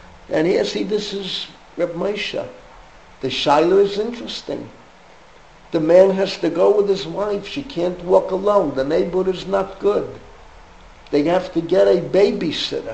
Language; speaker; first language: English; native; English